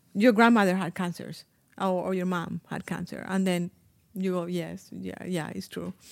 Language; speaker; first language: English; non-native, fluent; Spanish